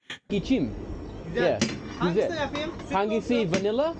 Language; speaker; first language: Turkish; non-native, learner; English